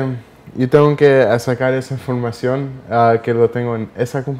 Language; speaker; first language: Spanish; early bilingual, heritage; Spanish